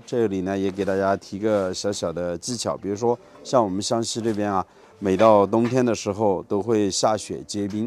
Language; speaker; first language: Chinese; native; Chinese